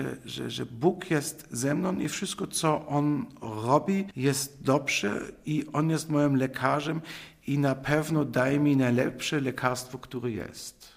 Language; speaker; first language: Polish; non-native, fluent; German